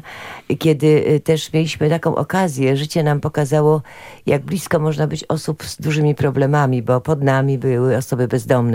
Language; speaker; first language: Polish; native; Polish